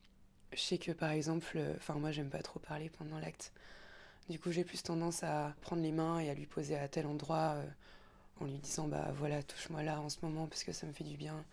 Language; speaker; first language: French; native; French